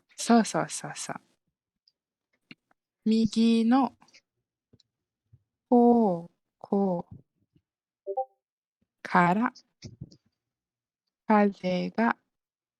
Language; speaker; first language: Japanese; non-native, fluent; Malay